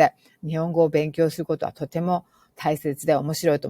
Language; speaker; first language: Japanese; non-native, fluent; English